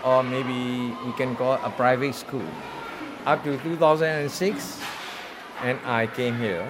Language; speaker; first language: English; non-native, learner; Burmese